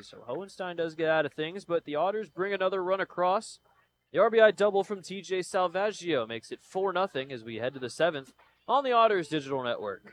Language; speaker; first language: English; native; English